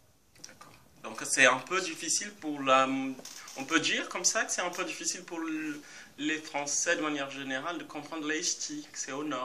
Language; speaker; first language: French; non-native, fluent; Portuguese